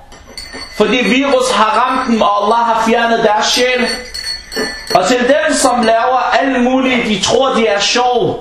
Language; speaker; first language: Danish; non-native, local second language; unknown